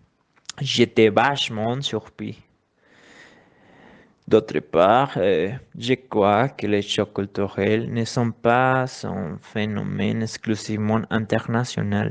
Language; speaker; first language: French; non-native, learner; Spanish